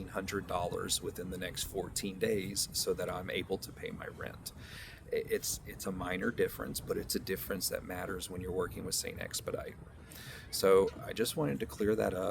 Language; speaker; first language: English; native; English